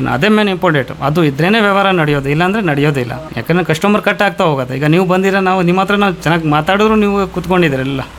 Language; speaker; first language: Kannada; non-native, fluent; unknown